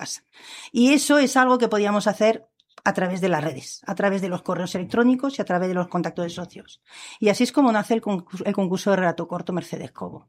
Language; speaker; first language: Spanish; non-native, fluent; French